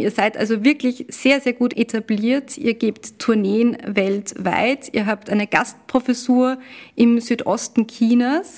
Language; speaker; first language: German; native; German